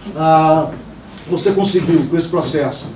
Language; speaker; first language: Portuguese; native; Portuguese